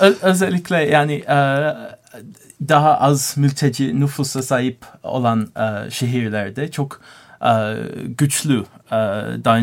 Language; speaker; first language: Turkish; non-native, learner; English